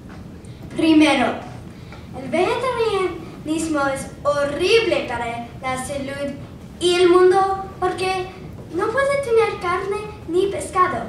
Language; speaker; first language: Spanish; non-native, learner; English